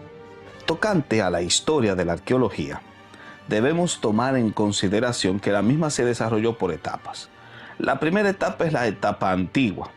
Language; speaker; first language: Spanish; native; Spanish